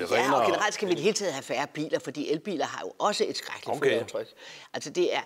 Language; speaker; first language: Danish; native; Danish